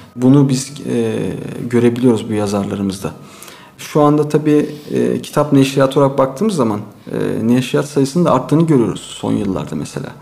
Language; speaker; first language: Turkish; native; Turkish